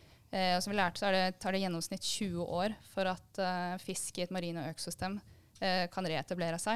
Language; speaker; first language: Norwegian; native; Norwegian